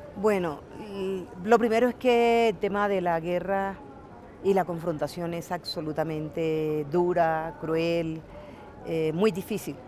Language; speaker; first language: Spanish; native; Spanish